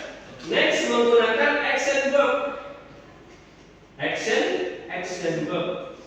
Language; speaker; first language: English; non-native, learner; Indonesian